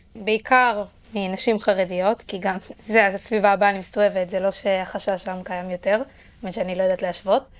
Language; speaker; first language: Hebrew; native; Hebrew